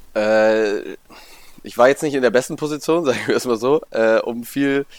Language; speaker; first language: German; native; German